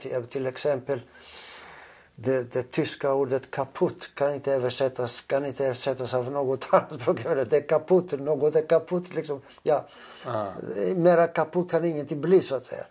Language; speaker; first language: Swedish; non-native, fluent; Greek